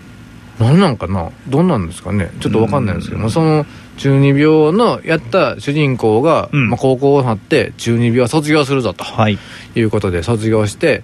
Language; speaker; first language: Japanese; native; Japanese